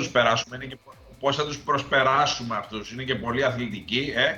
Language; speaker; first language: Greek; native; Greek